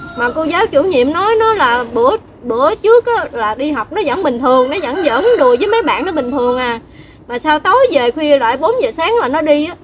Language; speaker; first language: Vietnamese; native; Vietnamese